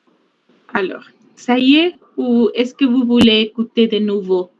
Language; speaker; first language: French; non-native, fluent; Spanish